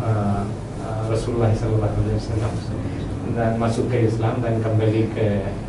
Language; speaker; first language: Indonesian; non-native, learner; Malayalam